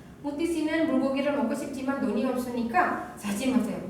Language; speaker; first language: Korean; non-native, fluent; Indonesian